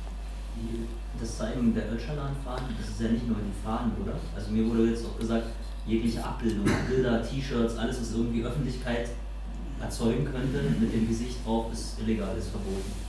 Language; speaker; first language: German; native; German